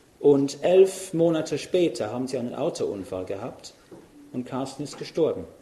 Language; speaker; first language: German; non-native, fluent; English